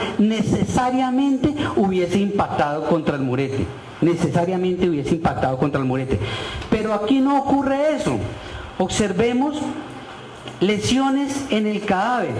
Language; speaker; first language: Spanish; native; Spanish